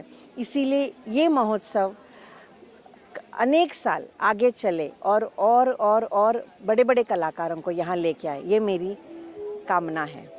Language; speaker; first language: Hindi; non-native, local second language; Gujarati